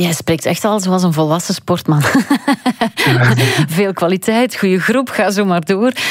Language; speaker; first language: Dutch; native; Dutch